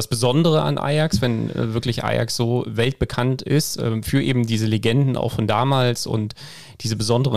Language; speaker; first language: German; native; German